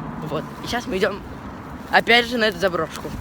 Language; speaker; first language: Russian; native; Russian